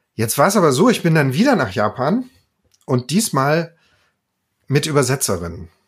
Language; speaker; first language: German; native; German